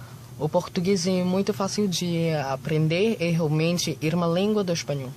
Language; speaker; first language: Portuguese; non-native, learner; Filipino